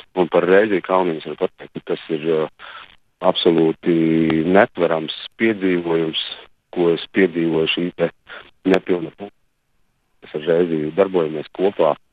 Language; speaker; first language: Latvian; native; Latvian